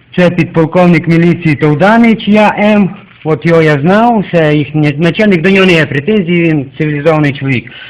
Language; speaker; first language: Ukrainian; native; Ukrainian